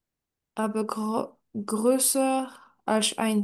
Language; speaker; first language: German; non-native, learner; French